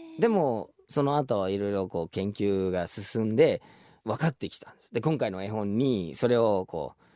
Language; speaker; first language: Japanese; non-native, fluent; English